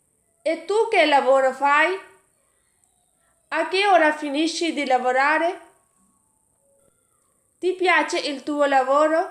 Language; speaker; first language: Italian; non-native, learner; Urdu